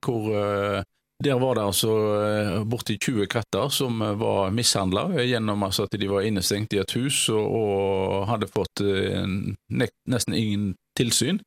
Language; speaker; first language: Norwegian; native; Norwegian